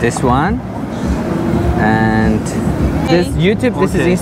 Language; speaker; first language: English; non-native, learner; Turkish